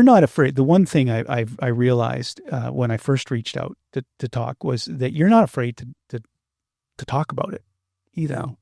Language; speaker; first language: English; native; English